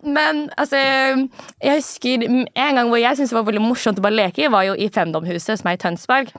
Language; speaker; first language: Norwegian; early bilingual, other home language; English